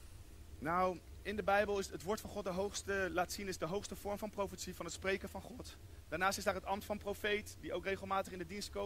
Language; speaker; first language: Dutch; native; Dutch